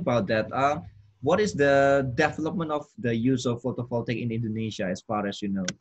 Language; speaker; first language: English; non-native, fluent; Indonesian